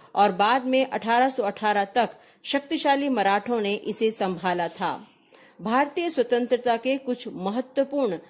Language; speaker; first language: Hindi; non-native, local second language; Marathi